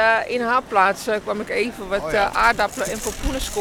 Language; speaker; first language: Dutch; native; Dutch